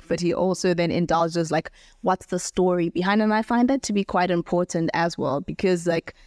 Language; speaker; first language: English; non-native, local second language; Southern Sotho